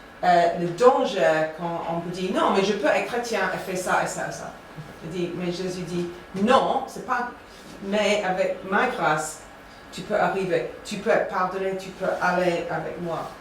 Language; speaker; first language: French; non-native, fluent; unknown